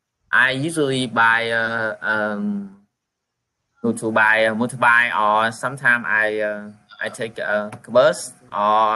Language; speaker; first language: English; non-native, learner; Vietnamese